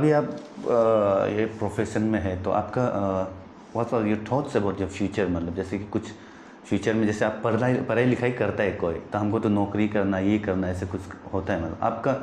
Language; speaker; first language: Hindi; non-native, local second language; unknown